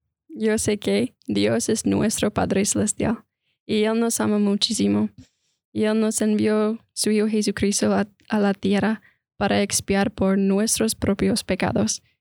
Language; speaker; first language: Spanish; non-native, fluent; English